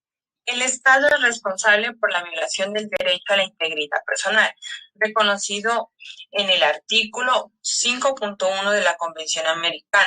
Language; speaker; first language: Spanish; native; Spanish